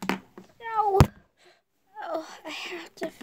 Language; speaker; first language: English; native; English